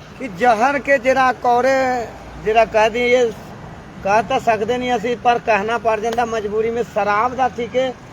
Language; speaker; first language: Punjabi; non-native, learner; Nepali